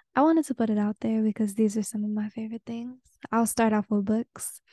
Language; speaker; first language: English; early bilingual, other home language; Spanish